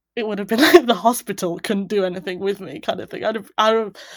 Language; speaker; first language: English; native; English